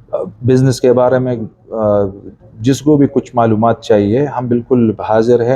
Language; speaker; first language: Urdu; non-native, local second language; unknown